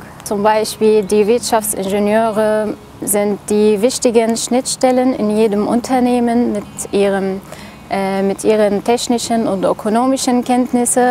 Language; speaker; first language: German; non-native, fluent; Arabic